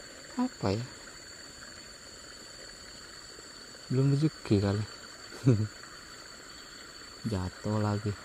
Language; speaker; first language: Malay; non-native, local second language; Javanese